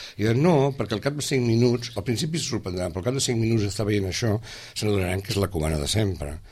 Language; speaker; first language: Catalan; native; Catalan